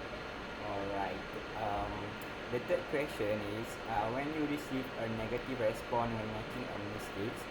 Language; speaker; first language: English; non-native, local second language; Malay